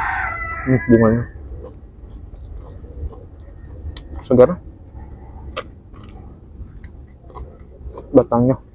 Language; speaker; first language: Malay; non-native, local second language; Sundanese